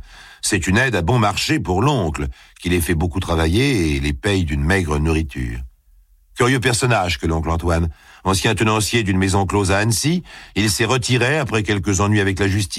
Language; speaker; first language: French; native; French